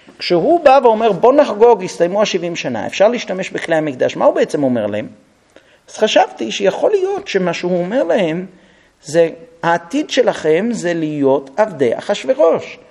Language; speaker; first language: Hebrew; non-native, fluent; English